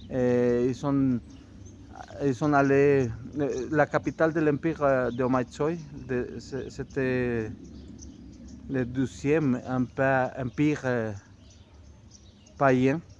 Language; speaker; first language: French; non-native, fluent; Spanish